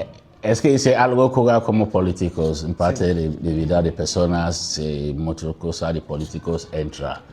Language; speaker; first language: Spanish; non-native, learner; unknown